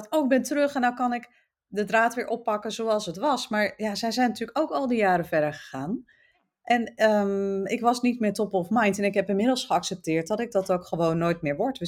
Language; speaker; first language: Dutch; native; Dutch